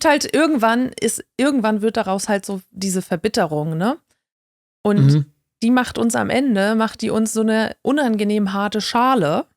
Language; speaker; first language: German; native; German